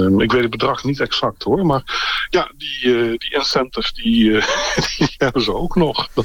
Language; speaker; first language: Dutch; native; Dutch